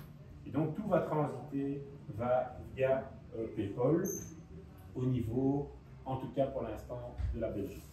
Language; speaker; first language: French; native; French